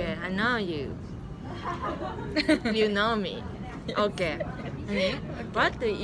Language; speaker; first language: English; non-native, learner; Japanese